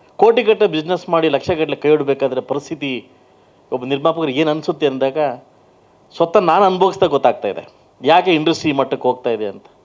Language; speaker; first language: Kannada; native; Kannada